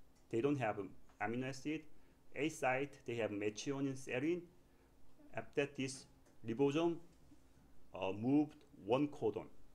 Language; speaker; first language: English; non-native, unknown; Korean